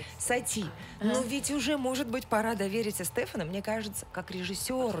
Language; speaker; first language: Russian; native; Russian